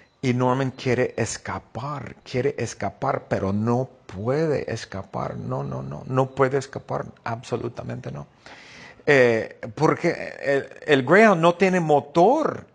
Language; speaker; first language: Spanish; non-native, fluent; English